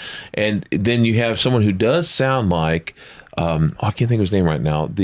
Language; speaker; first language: English; native; English